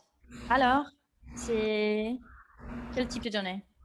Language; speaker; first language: French; non-native, fluent; English